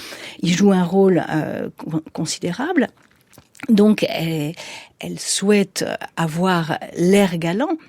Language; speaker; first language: French; native; French